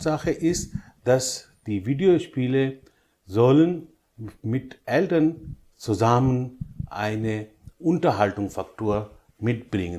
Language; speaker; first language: German; non-native, learner; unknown